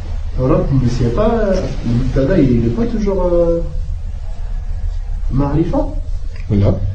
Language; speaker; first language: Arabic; non-native, learner; French